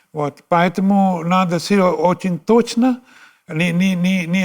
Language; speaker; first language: Russian; non-native, fluent; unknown